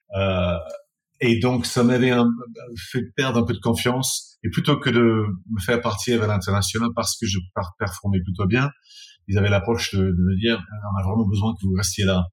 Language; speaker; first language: French; non-native, fluent; English